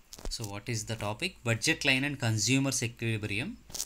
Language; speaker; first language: English; non-native, local second language; Telugu